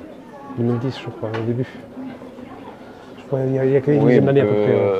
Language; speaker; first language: French; native; French